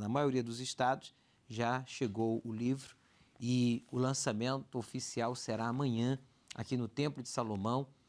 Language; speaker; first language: Portuguese; native; Portuguese